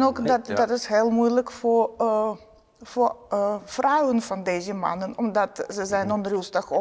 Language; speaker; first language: Dutch; non-native, learner; Ukrainian